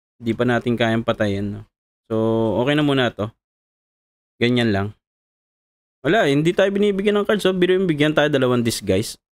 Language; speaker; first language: Filipino; native; Filipino